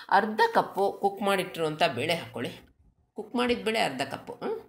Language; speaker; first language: Kannada; non-native, local second language; Konkani